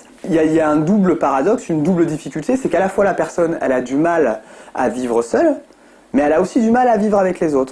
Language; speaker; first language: French; native; French